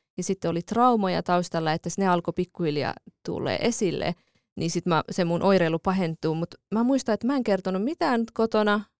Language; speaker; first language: Finnish; early bilingual, other home language; Kurdish